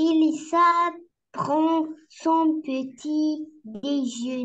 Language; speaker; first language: French; non-native, learner; Arabic